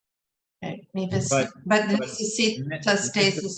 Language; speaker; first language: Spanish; non-native, learner; English